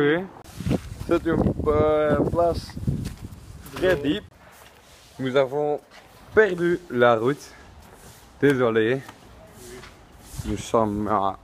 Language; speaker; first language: French; non-native, learner; Dutch